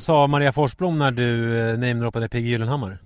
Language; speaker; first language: Swedish; native; Swedish